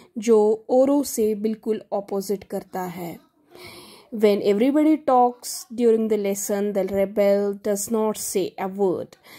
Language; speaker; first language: Hindi; native; Hindi